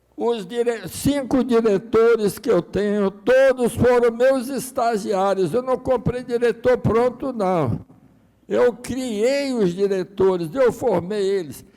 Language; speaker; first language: Portuguese; early bilingual, other home language; Russian